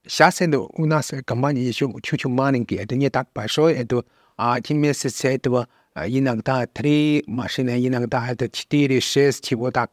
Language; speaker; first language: Russian; non-native, learner; Chinese